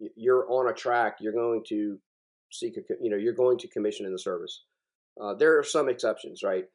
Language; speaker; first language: English; native; English